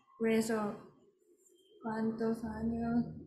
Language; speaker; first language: Spanish; non-native, learner; Japanese